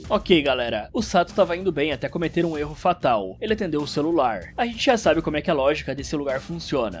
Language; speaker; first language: Portuguese; native; Portuguese